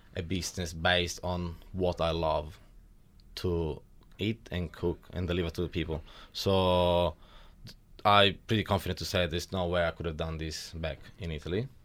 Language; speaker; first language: English; non-native, fluent; Italian